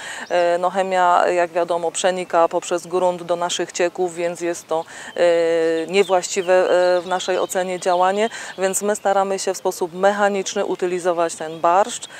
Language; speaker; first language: Polish; native; Polish